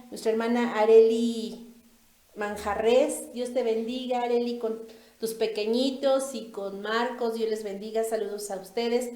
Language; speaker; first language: Spanish; native; Spanish